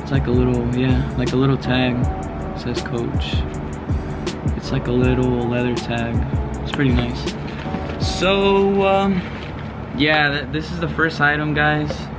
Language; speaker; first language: English; early bilingual, other home language; Spanish